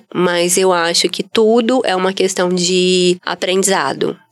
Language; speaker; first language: Portuguese; native; Portuguese